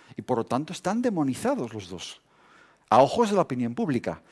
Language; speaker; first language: Spanish; native; Spanish